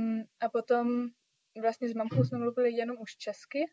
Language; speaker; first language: Czech; early bilingual, heritage; Czech